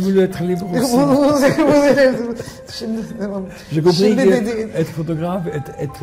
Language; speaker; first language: French; non-native, fluent; Russian